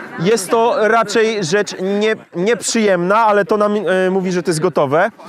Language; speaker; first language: Polish; native; Polish